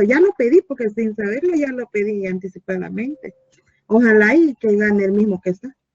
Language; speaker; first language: Spanish; native; Spanish